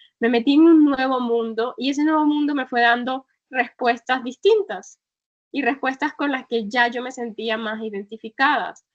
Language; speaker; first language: Spanish; native; Spanish